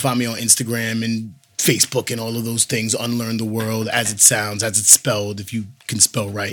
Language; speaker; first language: English; native; English